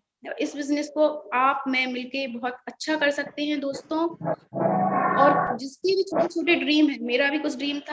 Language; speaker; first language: Hindi; native; Hindi